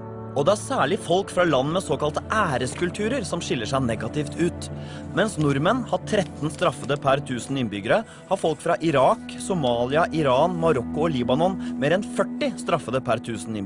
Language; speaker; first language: Norwegian; native; Norwegian